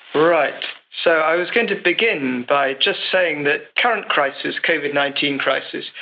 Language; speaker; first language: English; native; English